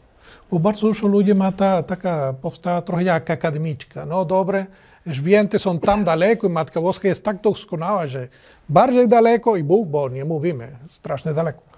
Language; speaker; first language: Polish; non-native, learner; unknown